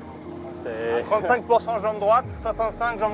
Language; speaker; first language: French; native; French